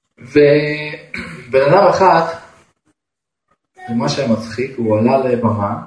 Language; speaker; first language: Hebrew; non-native, fluent; Russian